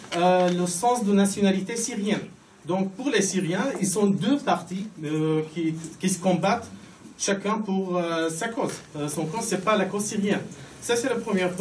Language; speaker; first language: French; non-native, fluent; Arabic